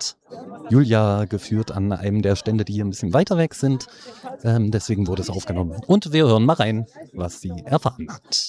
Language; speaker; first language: German; native; German